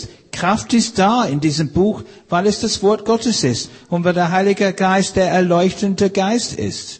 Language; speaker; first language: German; non-native, fluent; English